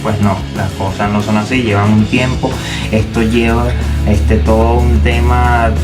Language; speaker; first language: Spanish; native; Spanish